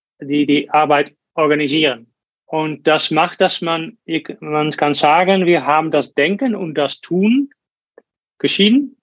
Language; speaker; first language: German; non-native, learner; Dutch